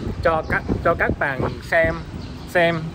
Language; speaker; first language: Vietnamese; non-native, learner; English